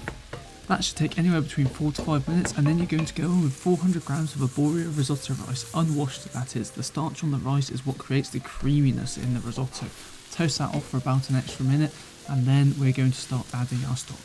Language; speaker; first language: English; native; English